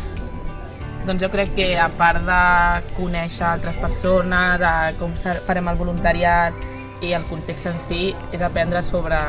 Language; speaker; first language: Catalan; non-native, local second language; Spanish